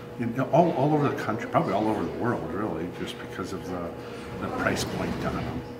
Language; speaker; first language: English; native; English